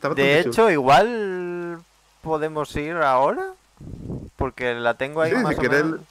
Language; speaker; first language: Spanish; native; Spanish